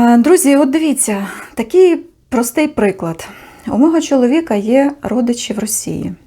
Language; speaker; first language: Ukrainian; native; Ukrainian